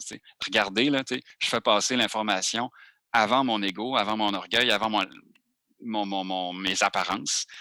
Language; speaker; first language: French; native; French